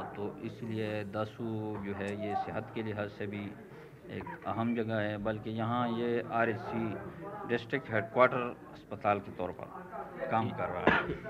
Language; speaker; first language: Urdu; non-native, local second language; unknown